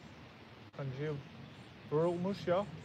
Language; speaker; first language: Turkish; non-native, learner; English